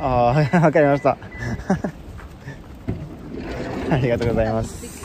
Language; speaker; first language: Japanese; non-native, fluent; French